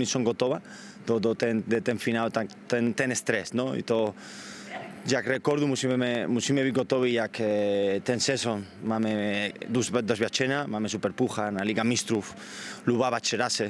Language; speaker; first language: Polish; non-native, learner; Spanish